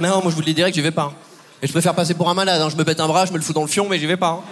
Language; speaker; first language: French; native; French